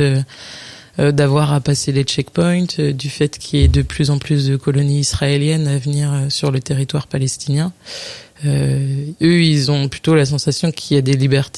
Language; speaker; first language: French; native; French